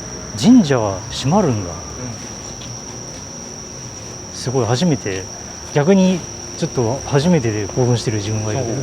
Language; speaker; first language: Japanese; native; Japanese